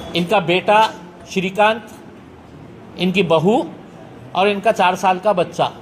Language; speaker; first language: Hindi; non-native, local second language; Marathi